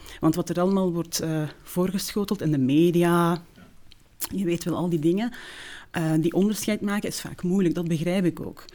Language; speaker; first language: Dutch; early bilingual, other home language; Turkish